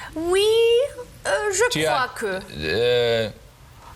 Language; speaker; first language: French; non-native, learner; German